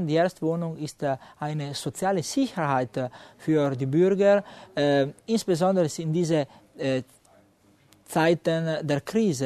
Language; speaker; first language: German; non-native, local second language; Italian